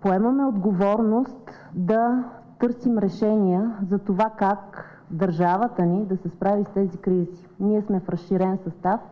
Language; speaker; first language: Bulgarian; native; Bulgarian